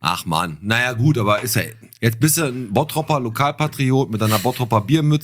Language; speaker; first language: German; native; German